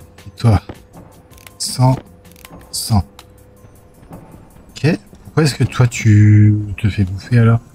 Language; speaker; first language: French; native; French